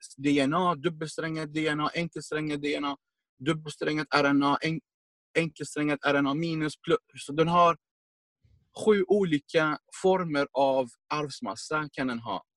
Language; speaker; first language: Swedish; non-native, fluent; Arabic